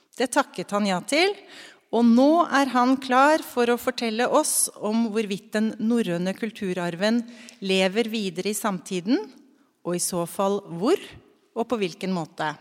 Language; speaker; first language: Norwegian; native; Norwegian